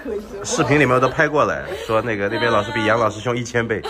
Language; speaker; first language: Chinese; native; Chinese